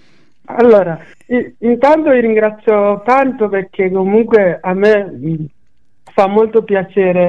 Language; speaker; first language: Italian; non-native, fluent; Bambara